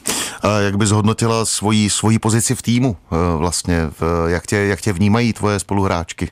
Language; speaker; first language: Czech; native; Czech